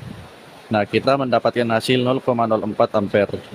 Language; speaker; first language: Indonesian; native; Indonesian